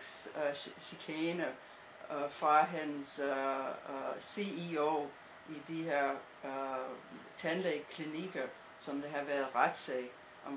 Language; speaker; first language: Danish; non-native, fluent; English